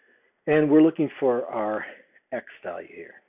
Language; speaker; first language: English; native; English